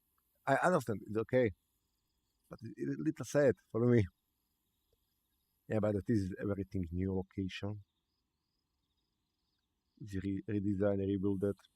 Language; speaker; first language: English; non-native, learner; Slovak